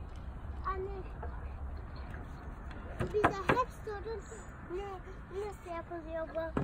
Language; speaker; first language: Turkish; early bilingual, heritage; Turkish